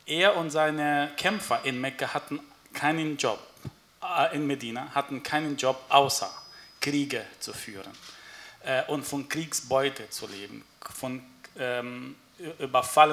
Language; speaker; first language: German; non-native, fluent; Arabic